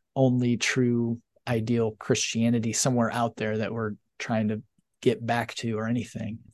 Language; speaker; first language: English; native; English